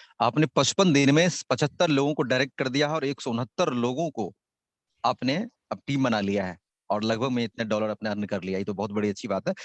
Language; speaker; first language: Hindi; native; Hindi